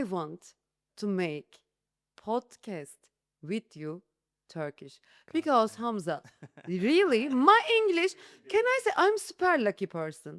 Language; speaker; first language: English; non-native, learner; Turkish